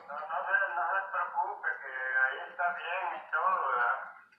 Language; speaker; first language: Spanish; native; Spanish